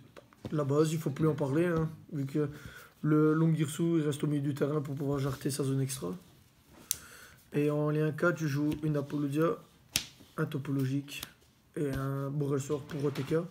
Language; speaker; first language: French; native; French